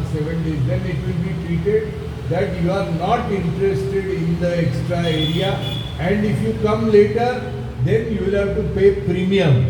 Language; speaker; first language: English; non-native, local second language; Marathi